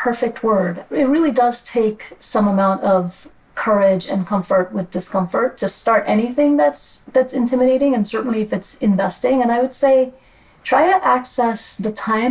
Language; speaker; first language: English; native; English